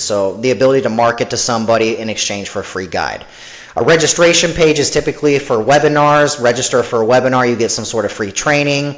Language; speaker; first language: English; native; English